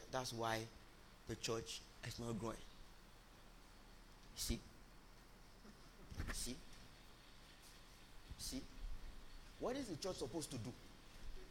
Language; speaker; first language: English; non-native, local second language; Yoruba